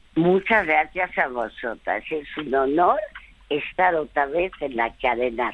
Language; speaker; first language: Spanish; early bilingual, other home language; French